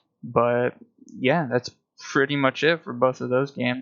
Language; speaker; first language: English; native; English